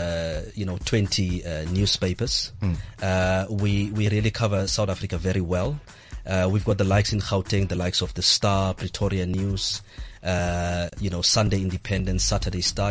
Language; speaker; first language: English; non-native, local second language; Southern Sotho